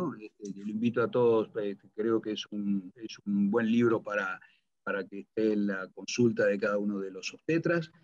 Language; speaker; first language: Spanish; native; Spanish